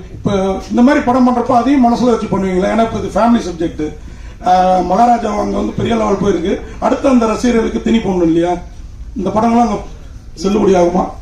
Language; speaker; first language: Tamil; native; Tamil